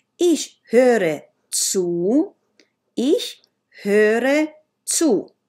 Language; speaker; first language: German; non-native, learner; Romanian